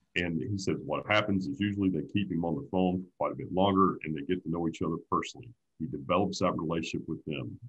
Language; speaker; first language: English; native; English